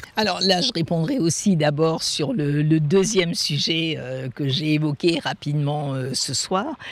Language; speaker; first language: French; native; French